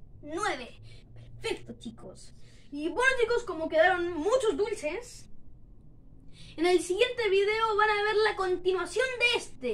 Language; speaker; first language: Spanish; native; Spanish